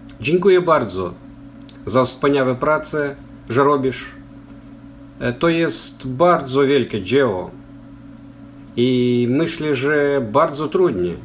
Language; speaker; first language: Polish; non-native, learner; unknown